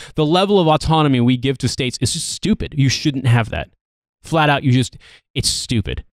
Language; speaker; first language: English; native; English